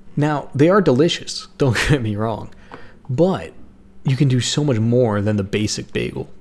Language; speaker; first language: English; native; English